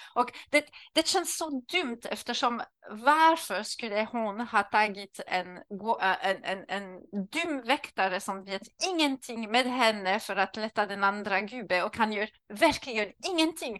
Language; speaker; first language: Swedish; non-native, learner; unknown